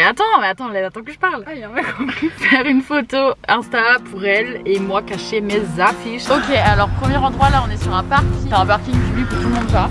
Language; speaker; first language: French; native; French